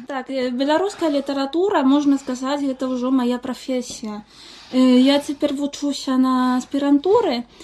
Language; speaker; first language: Belarusian; non-native, fluent; Spanish